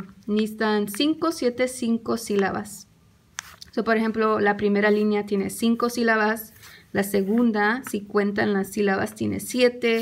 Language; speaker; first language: Spanish; early bilingual, heritage; English